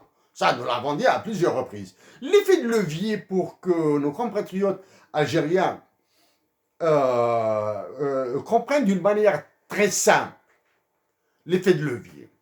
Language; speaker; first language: French; native; French